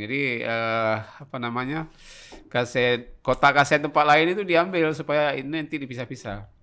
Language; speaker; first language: Indonesian; non-native, local second language; Achinese